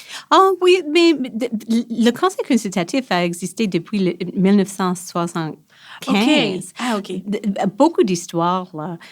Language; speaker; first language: French; non-native, local second language; English